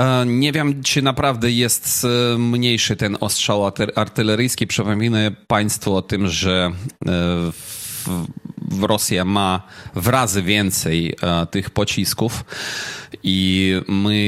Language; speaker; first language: Polish; non-native, fluent; Ukrainian